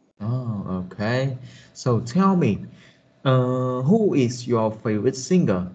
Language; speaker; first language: English; non-native, fluent; Vietnamese